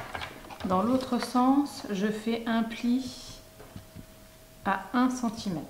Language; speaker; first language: French; native; French